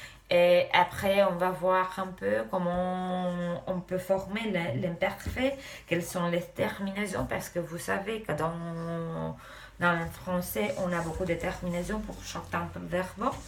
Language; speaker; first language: French; non-native, fluent; Romanian